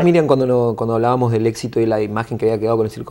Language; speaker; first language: Spanish; native; Spanish